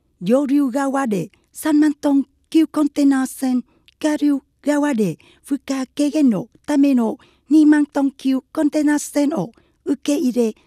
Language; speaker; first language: Japanese; non-native, fluent; Vietnamese